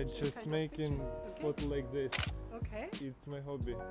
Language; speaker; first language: English; non-native, learner; Ukrainian